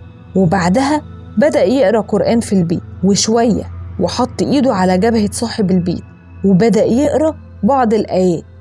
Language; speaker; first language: Arabic; native; Arabic